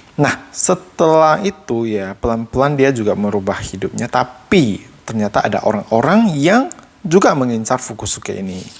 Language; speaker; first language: Indonesian; native; Indonesian